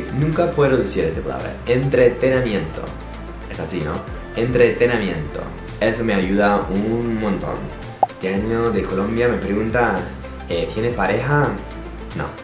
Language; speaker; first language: Spanish; non-native, fluent; English